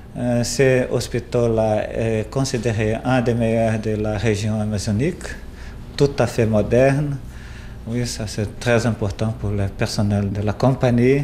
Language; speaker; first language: French; non-native, fluent; Portuguese